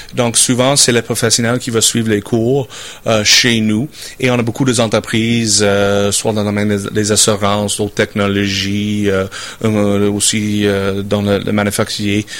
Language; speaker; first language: French; non-native, fluent; English